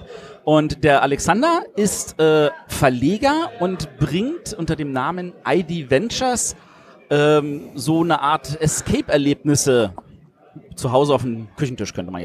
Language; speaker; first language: German; native; German